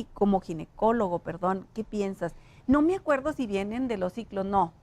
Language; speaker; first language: Spanish; native; Spanish